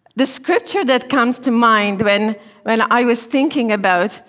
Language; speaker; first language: English; non-native, fluent; Romanian